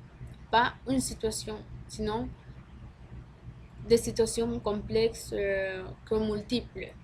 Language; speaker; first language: French; non-native, learner; Spanish